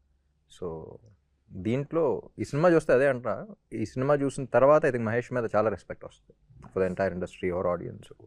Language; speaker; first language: Telugu; native; Telugu